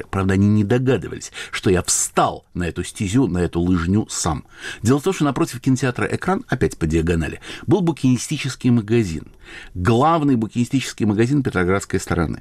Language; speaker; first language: Russian; native; Russian